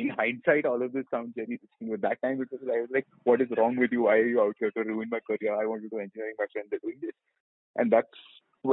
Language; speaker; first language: English; non-native, local second language; Malayalam